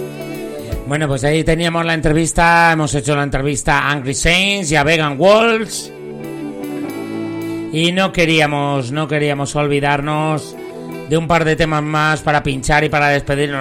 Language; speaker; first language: Spanish; native; Spanish